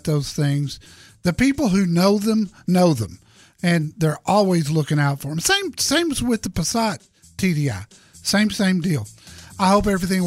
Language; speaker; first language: English; native; English